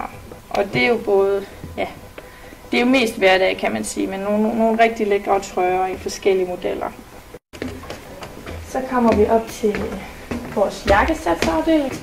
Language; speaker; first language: Danish; native; Danish